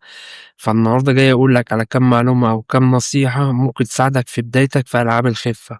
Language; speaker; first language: Arabic; native; Arabic